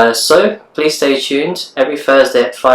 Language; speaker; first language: English; native; English